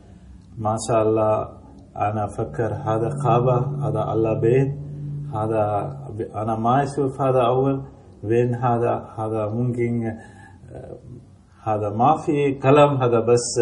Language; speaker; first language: Arabic; non-native, learner; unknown